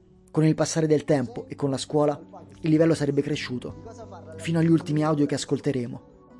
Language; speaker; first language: Italian; native; Italian